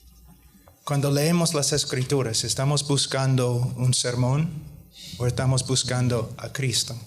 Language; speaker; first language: Spanish; non-native, fluent; English